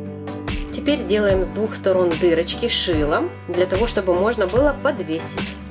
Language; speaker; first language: Russian; native; Russian